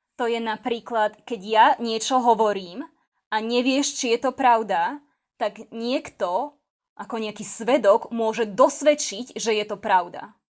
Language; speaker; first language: Slovak; native; Slovak